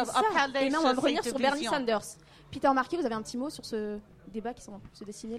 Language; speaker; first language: French; native; French